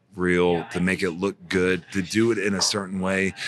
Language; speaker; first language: English; native; English